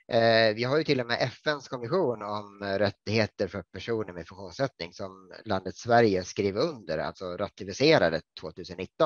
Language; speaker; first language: Swedish; native; Swedish